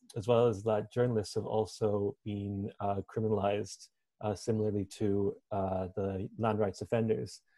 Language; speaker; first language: English; native; English